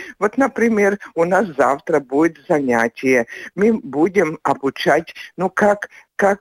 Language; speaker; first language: Russian; non-native, local second language; Latvian